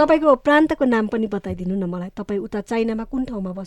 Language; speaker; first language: Nepali; native; Nepali